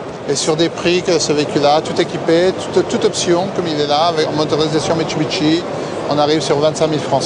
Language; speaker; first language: French; native; French